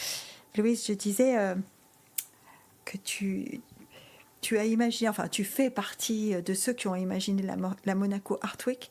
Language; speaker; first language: French; native; French